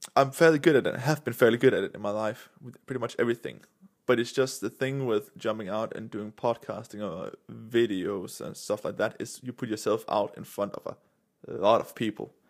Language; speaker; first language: English; non-native, fluent; Danish